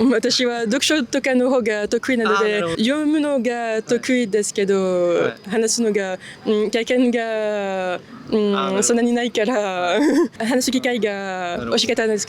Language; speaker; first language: Japanese; non-native, learner; French